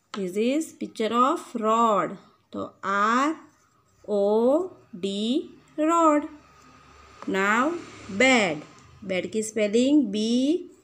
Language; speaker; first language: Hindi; non-native, local second language; Gujarati